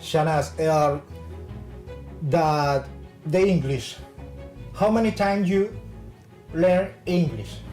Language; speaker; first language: English; non-native, learner; Spanish